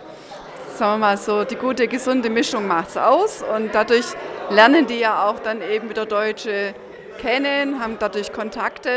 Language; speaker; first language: German; native; German